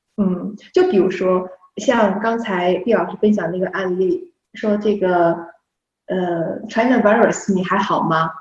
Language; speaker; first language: Chinese; native; Chinese